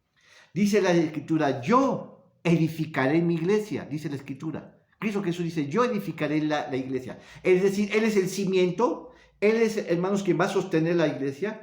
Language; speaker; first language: Spanish; native; Spanish